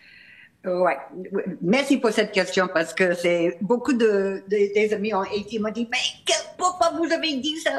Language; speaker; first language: French; non-native, fluent; English